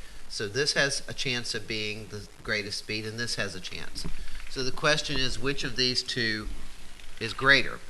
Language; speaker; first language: English; native; English